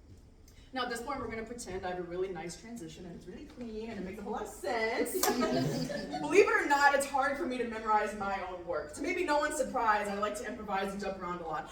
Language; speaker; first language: English; native; English